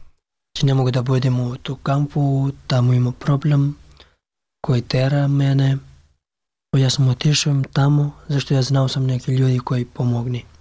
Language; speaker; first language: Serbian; non-native, learner; Pashto